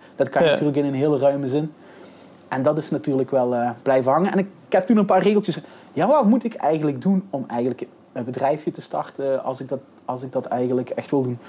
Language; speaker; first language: Dutch; native; Dutch